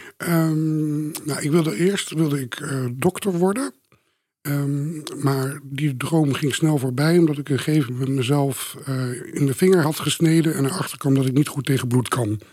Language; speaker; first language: Dutch; native; Dutch